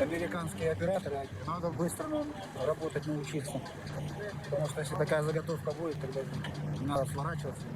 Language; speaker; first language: Russian; native; Russian